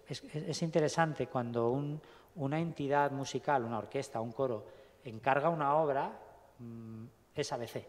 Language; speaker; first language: Spanish; native; Spanish